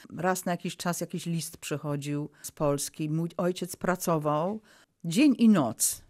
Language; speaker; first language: Polish; early bilingual, heritage; Polish